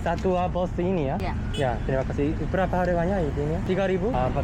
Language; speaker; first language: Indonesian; non-native, learner; Korean